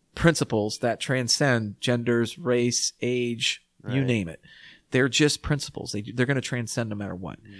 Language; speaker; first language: English; native; English